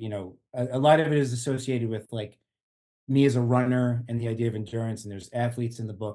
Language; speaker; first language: English; native; English